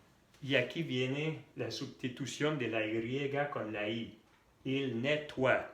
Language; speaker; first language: Spanish; non-native, fluent; French